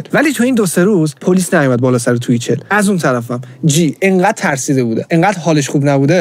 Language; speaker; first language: Persian; native; Persian